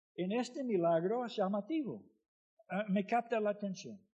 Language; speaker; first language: Spanish; non-native, fluent; English